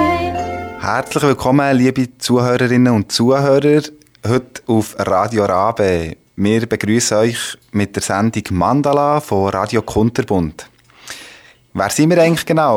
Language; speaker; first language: German; native; German